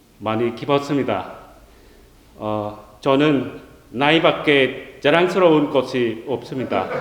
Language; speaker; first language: Korean; non-native, learner; Vietnamese